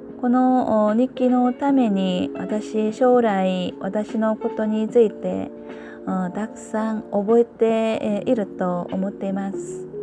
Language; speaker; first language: Japanese; non-native, learner; Korean